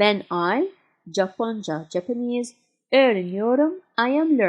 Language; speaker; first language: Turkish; non-native, fluent; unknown